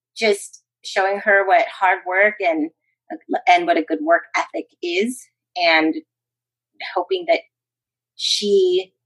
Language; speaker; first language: English; early bilingual, other home language; Spanish